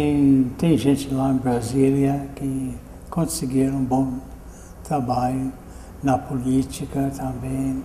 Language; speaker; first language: Portuguese; non-native, fluent; English